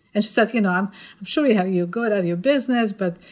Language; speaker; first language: English; non-native, fluent; Russian